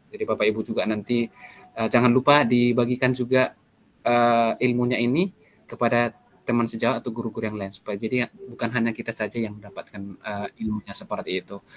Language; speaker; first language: Indonesian; native; Indonesian